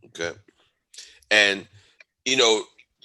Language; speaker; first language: English; native; English